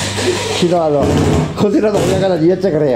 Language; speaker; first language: Japanese; native; Japanese